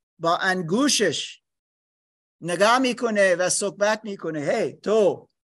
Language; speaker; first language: Persian; non-native, learner; English